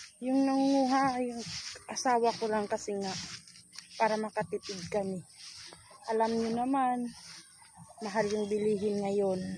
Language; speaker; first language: Filipino; non-native, local second language; Waray